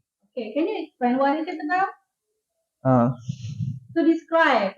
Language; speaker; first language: English; non-native, fluent; Indonesian